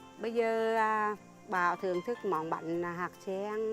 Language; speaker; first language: Vietnamese; native; Vietnamese